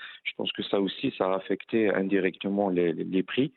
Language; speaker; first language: French; non-native, local second language; Arabic